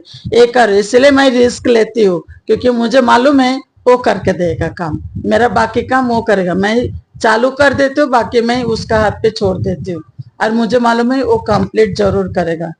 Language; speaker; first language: Hindi; non-native, local second language; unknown